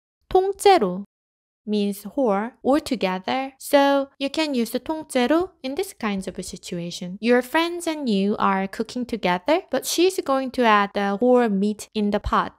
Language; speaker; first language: English; non-native, fluent; Korean